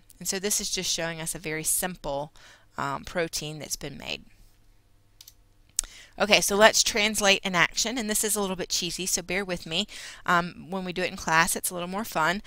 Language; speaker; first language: English; native; English